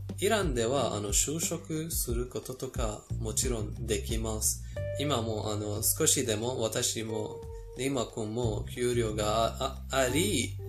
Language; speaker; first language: Japanese; non-native, fluent; Persian